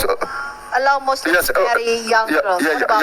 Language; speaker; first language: English; non-native, fluent; Indonesian